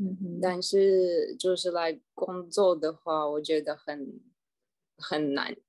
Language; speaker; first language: Chinese; non-native, fluent; Russian